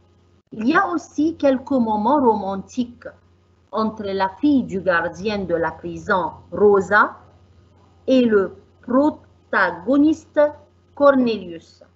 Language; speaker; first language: French; non-native, fluent; Arabic